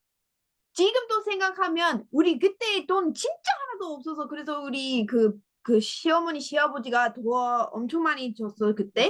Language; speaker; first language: Korean; non-native, learner; English